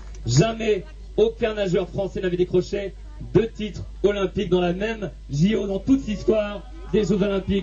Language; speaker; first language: French; native; French